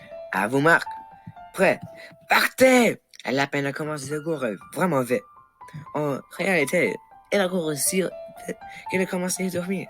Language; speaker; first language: French; non-native, local second language; English